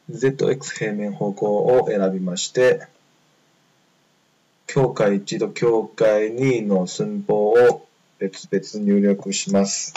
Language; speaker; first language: Japanese; non-native, fluent; Chinese